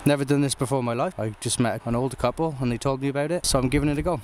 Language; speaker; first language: English; native; English